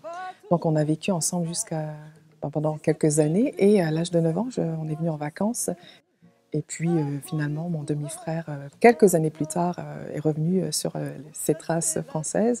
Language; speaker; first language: French; native; French